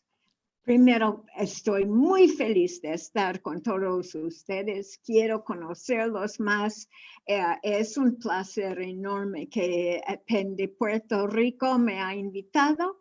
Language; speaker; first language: Spanish; non-native, fluent; English